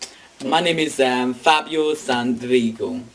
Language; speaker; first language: English; non-native, learner; Danish